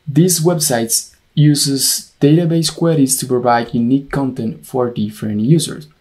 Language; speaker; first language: English; non-native, fluent; Spanish